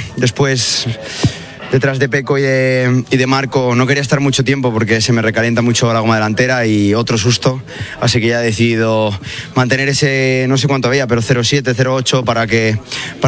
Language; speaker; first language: Spanish; native; Spanish